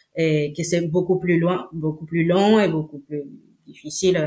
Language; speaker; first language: French; non-native, fluent; Spanish